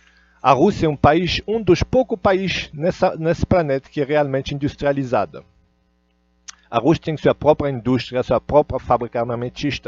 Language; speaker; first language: Portuguese; non-native, fluent; Russian